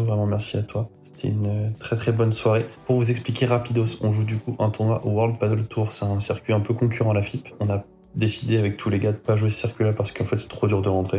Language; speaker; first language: French; native; French